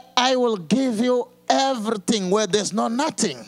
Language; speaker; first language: English; non-native, fluent; Portuguese